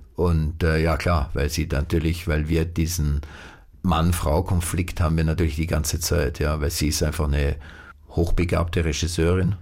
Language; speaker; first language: German; native; German